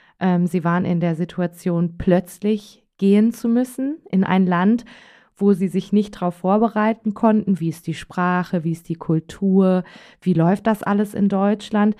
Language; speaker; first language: German; native; German